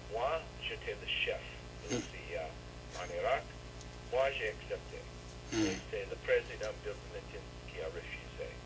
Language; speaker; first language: French; non-native, fluent; English